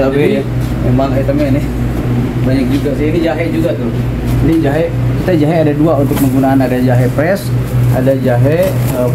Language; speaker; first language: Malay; non-native, local second language; Sundanese